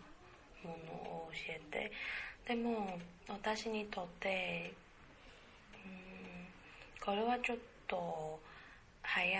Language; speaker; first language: Japanese; non-native, learner; Chinese